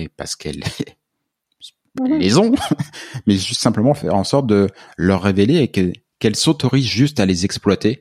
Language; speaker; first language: French; native; French